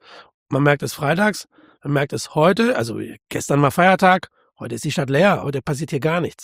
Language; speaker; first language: German; native; German